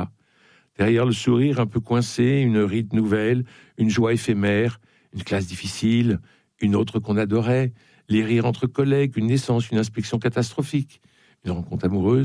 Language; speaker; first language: French; native; French